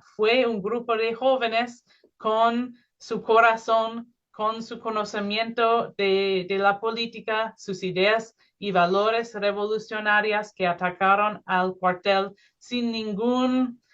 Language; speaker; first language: Spanish; non-native, fluent; English